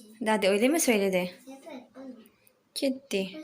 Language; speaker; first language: Turkish; non-native, learner; Filipino